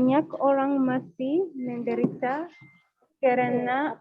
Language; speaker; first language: Indonesian; non-native, learner; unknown